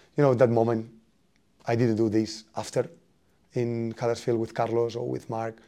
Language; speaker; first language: English; non-native, fluent; Spanish